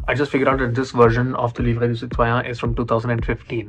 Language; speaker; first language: English; non-native, local second language; Hindi